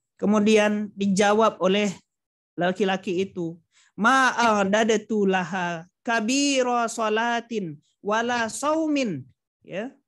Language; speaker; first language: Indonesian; non-native, local second language; Minangkabau